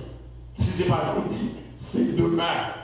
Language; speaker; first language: French; non-native, local second language; Haitian Creole